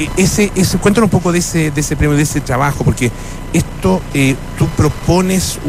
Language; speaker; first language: Spanish; native; Spanish